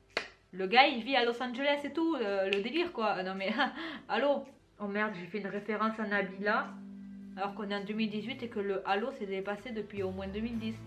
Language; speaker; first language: French; native; French